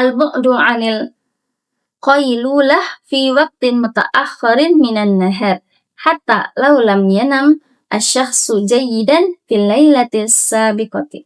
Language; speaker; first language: Arabic; non-native, learner; Indonesian